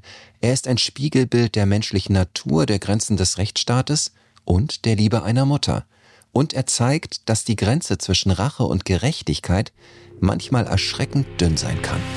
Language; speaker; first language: German; native; German